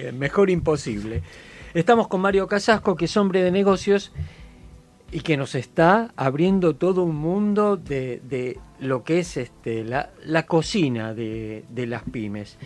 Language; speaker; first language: Spanish; native; Spanish